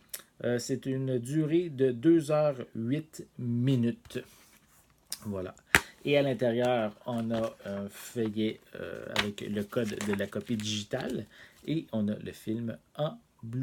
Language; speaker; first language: French; native; French